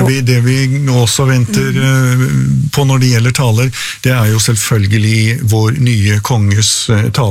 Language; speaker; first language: Norwegian; native; Norwegian